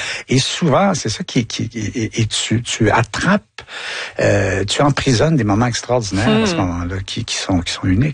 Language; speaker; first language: French; native; French